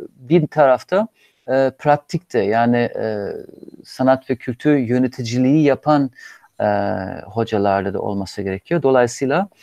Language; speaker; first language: Turkish; non-native, fluent; German